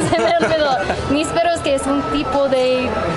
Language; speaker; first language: Spanish; non-native, learner; English